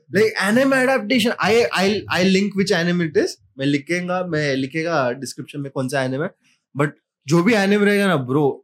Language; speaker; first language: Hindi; non-native, local second language; Marathi